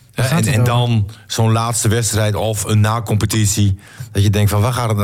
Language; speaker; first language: Dutch; native; Dutch